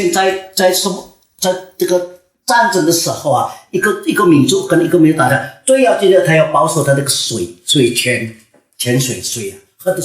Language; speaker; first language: Chinese; early bilingual, heritage; Chinese